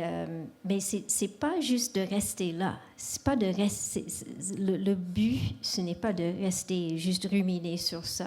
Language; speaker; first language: French; non-native, local second language; English